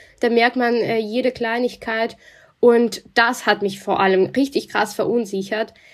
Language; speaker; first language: German; non-native, fluent; Russian